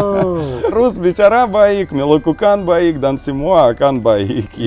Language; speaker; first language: Indonesian; non-native, learner; Russian